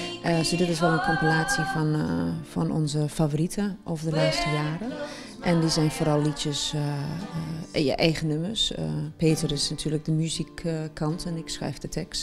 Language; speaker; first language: Dutch; non-native, fluent; English